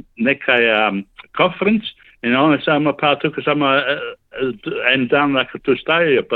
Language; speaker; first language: Slovenian; early bilingual, heritage; Slovenian